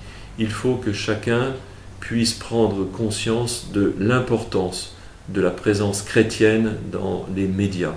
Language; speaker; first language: French; native; French